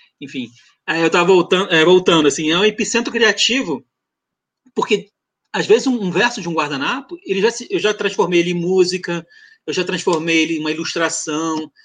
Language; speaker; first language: Portuguese; early bilingual, other home language; French